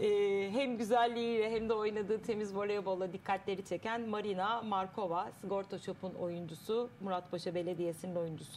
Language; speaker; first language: Turkish; native; Turkish